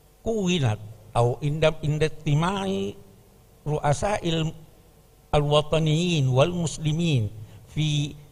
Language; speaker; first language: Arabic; non-native, fluent; Indonesian